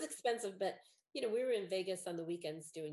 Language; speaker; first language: English; native; English